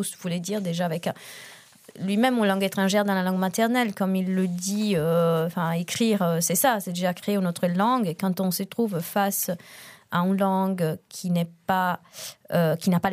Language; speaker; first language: French; non-native, fluent; Italian